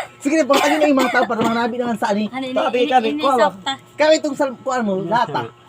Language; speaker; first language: Filipino; non-native, local second language; Cebuano